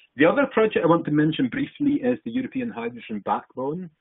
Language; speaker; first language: English; native; English